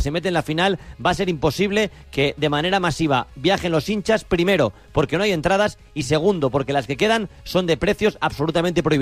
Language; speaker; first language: Spanish; native; Spanish